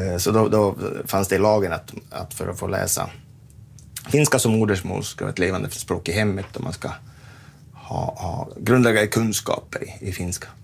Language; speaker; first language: Swedish; native; Swedish